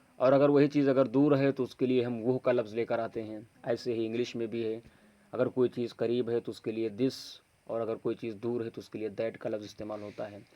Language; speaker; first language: Urdu; native; Urdu